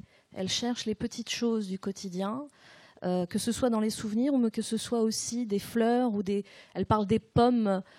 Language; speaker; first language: French; native; French